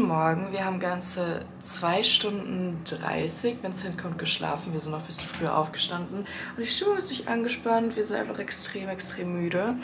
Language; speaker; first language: German; native; German